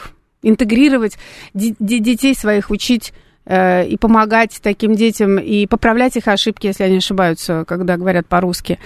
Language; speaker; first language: Russian; native; Russian